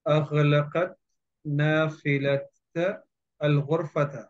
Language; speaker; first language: Arabic; non-native, fluent; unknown